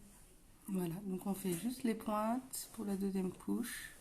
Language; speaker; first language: French; native; French